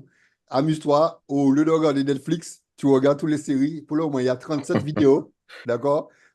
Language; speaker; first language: French; native; French